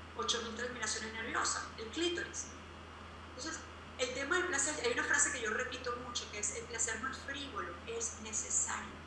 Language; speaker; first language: Spanish; native; Spanish